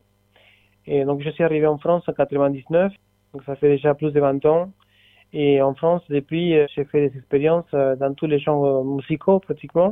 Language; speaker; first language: French; non-native, fluent; Spanish